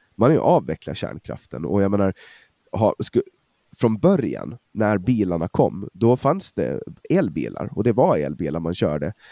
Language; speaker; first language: Swedish; non-native, fluent; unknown